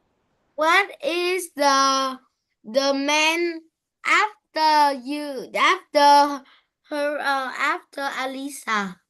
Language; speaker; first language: English; non-native, learner; Vietnamese